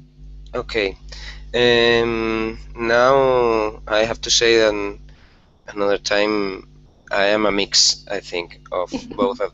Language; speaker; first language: English; non-native, learner; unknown